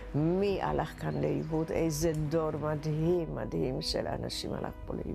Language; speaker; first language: Hebrew; non-native, fluent; Czech